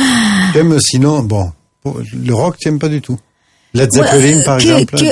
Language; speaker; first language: French; native; French